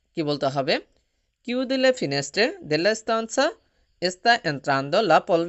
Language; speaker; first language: Italian; non-native, fluent; Bangla